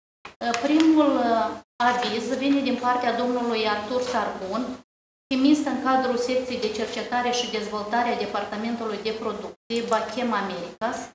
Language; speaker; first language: Romanian; native; Romanian